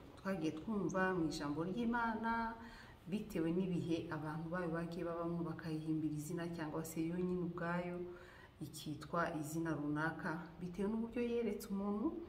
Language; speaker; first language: Kinyarwanda; native; Kinyarwanda